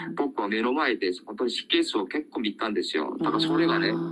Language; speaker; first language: Japanese; non-native, learner; Korean